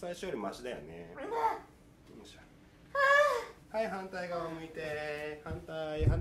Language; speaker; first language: Japanese; native; Japanese